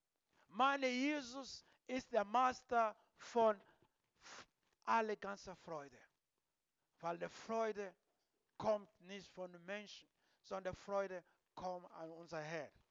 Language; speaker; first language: German; non-native, learner; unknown